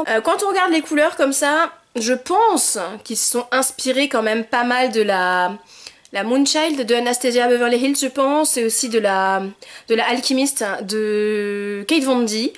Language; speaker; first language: French; native; French